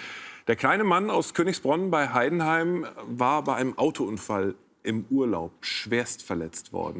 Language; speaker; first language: German; native; German